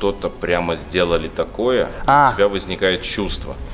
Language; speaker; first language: Russian; native; Russian